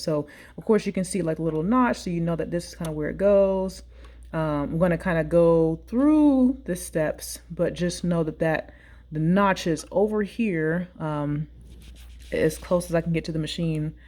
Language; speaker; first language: English; native; English